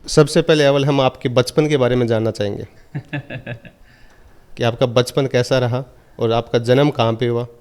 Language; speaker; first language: Hindi; native; Hindi